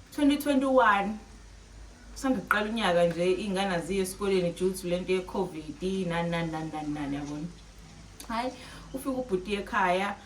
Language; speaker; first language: Zulu; native; Zulu